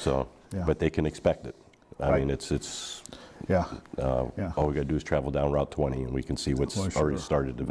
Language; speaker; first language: English; native; English